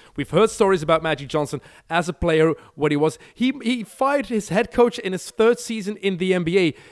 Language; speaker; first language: English; non-native, fluent; Dutch